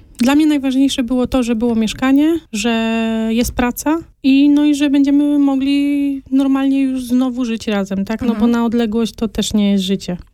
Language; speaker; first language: Polish; native; Polish